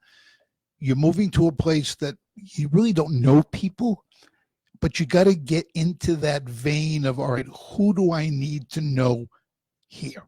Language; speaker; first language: English; native; English